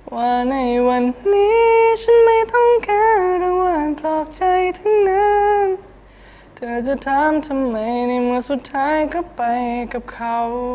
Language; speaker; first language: Thai; native; Thai